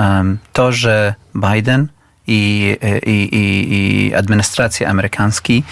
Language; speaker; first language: Polish; non-native, fluent; Arabic